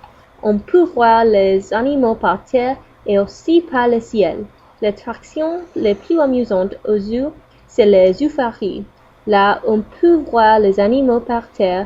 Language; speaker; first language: French; non-native, learner; English